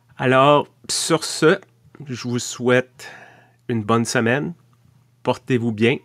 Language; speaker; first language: French; native; French